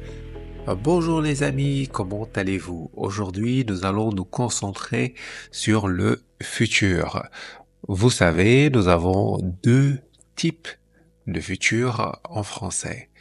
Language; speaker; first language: French; non-native, fluent; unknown